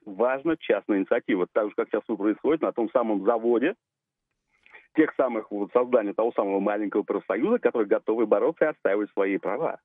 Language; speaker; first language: Russian; native; Russian